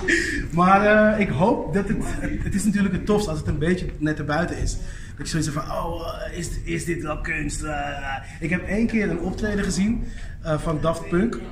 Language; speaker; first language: Dutch; native; Dutch